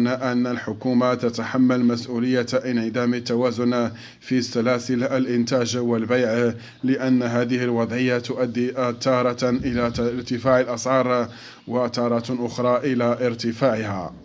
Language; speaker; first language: Arabic; native; Arabic